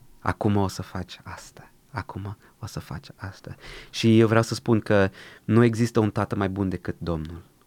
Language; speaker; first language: Romanian; early bilingual, other home language; Portuguese